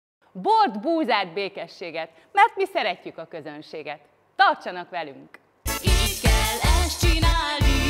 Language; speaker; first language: Hungarian; native; Hungarian